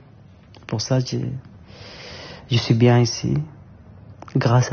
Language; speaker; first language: French; non-native, learner; Arabic